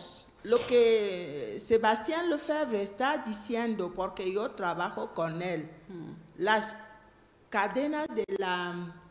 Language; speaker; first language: Spanish; non-native, fluent; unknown